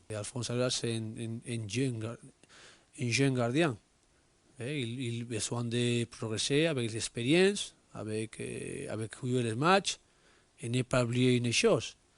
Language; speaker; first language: French; non-native, learner; Spanish